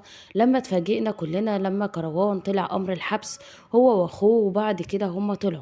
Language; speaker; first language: Arabic; native; Arabic